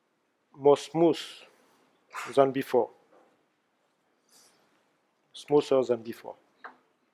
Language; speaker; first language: English; non-native, learner; French